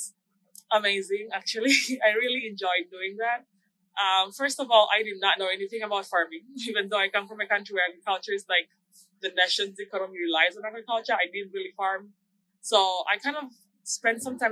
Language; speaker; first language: English; non-native, local second language; Swahili